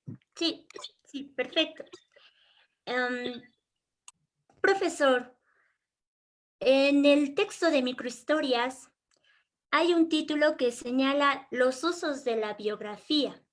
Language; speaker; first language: Spanish; native; Spanish